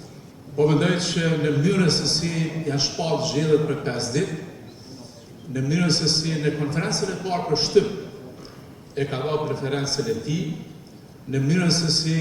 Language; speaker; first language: Albanian; native; Albanian